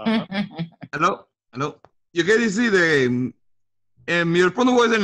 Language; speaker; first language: Spanish; early bilingual, heritage; Spanish